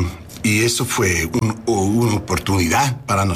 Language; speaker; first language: Spanish; non-native, learner; English